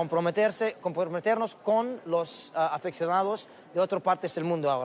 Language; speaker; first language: Spanish; non-native, learner; Arabic